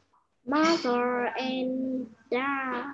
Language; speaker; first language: English; non-native, learner; Vietnamese